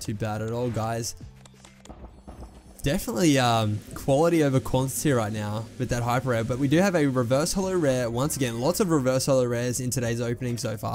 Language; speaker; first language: English; native; English